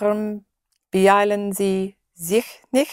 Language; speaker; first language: German; non-native, learner; English